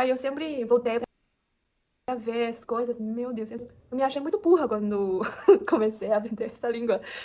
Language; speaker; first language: Portuguese; non-native, fluent; Chinese